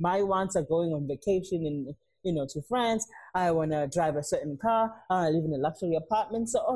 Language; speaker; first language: English; non-native, local second language; Zulu